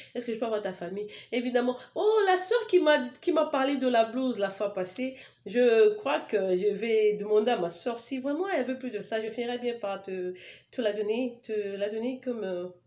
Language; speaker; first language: French; non-native, local second language; Lingala